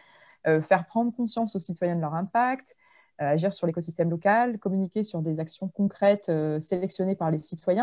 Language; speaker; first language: French; native; French